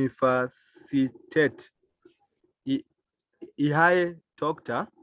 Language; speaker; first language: German; non-native, learner; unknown